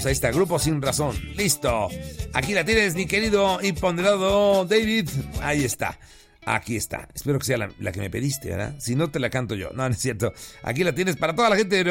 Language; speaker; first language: Spanish; native; Spanish